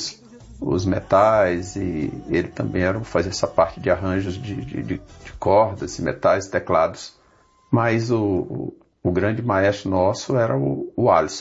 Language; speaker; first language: Portuguese; native; Portuguese